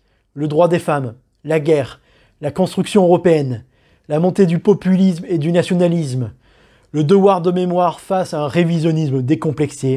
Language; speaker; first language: French; native; French